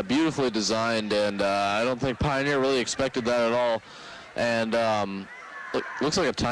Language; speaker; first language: English; native; English